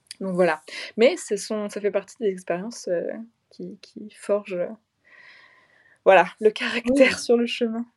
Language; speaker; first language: French; native; French